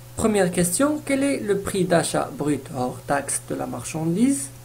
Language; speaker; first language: French; non-native, local second language; Arabic